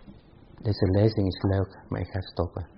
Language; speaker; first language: Dutch; non-native, fluent; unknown